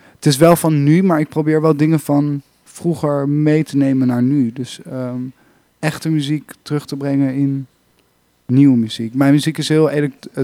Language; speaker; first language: Dutch; native; Dutch